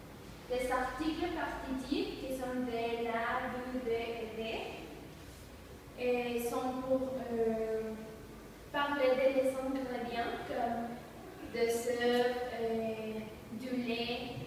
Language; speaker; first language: French; non-native, learner; Spanish